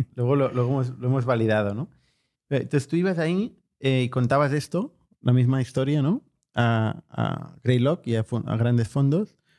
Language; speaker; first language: Spanish; native; Spanish